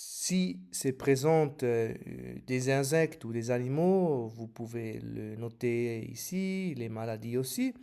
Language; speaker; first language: French; non-native, learner; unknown